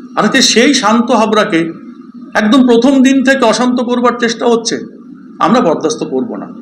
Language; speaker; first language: Bangla; native; Bangla